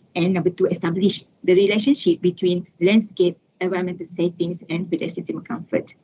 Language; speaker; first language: English; non-native, local second language; Malay